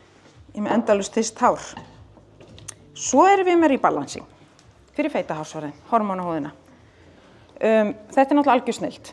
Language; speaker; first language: Icelandic; native; Icelandic